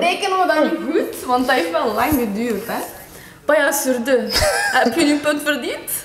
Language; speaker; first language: Dutch; early bilingual, other home language; Turkish